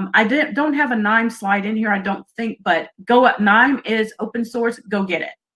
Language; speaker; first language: English; native; English